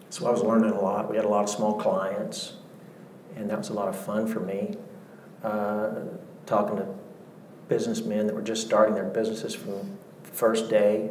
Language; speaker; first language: English; native; English